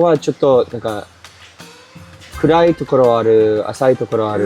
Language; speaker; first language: Japanese; non-native, fluent; English